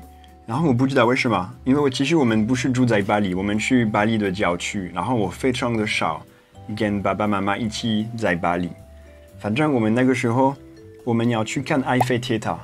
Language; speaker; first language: Chinese; non-native, fluent; French